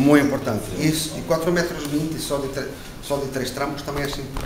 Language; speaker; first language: Spanish; non-native, learner; Portuguese